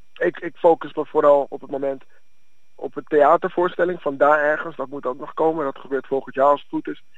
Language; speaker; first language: Dutch; early bilingual, other home language; Akan